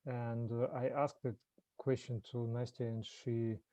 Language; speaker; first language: English; non-native, fluent; Russian